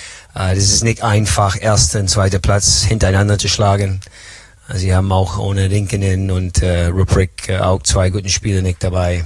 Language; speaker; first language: German; non-native, learner; English